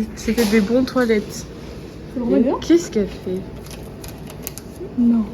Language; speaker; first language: French; native; French